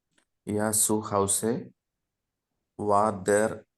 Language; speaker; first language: German; non-native, learner; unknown